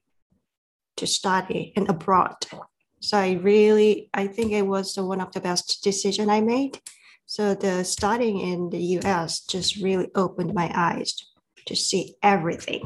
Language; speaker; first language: English; non-native, fluent; Korean